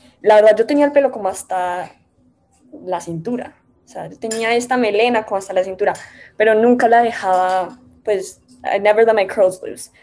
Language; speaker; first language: Spanish; native; Spanish